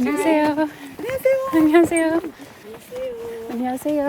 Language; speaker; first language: Korean; non-native, learner; English